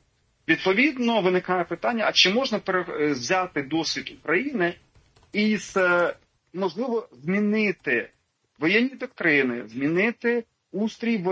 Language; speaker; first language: Ukrainian; native; Ukrainian